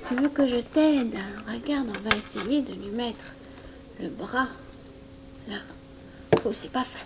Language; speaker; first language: French; native; French